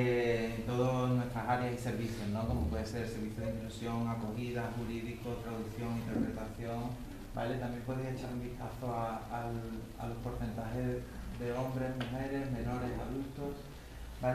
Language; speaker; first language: Spanish; native; Spanish